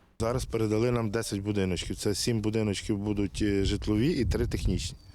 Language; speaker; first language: Ukrainian; native; Ukrainian